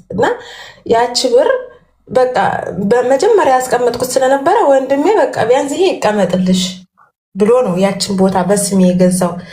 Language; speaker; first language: Amharic; native; Amharic